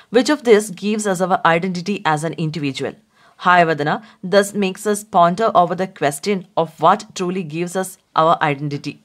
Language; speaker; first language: English; non-native, local second language; Malayalam